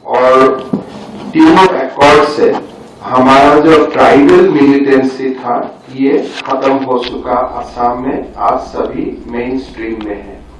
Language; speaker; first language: Hindi; non-native, local second language; Assamese